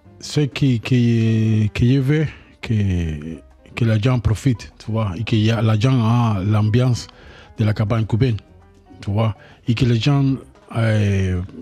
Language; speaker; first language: French; non-native, learner; Spanish